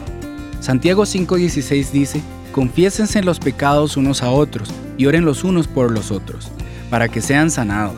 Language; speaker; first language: Spanish; native; Spanish